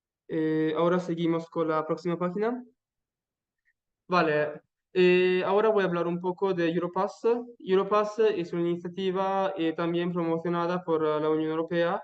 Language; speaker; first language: Spanish; non-native, learner; Italian